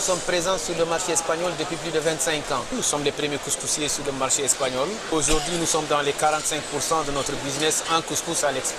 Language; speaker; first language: French; non-native, local second language; Arabic